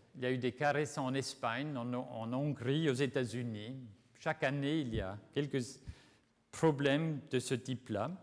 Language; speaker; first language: French; non-native, fluent; Swiss German